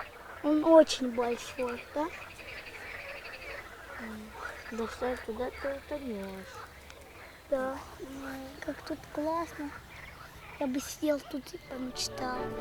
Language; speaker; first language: Russian; non-native, local second language; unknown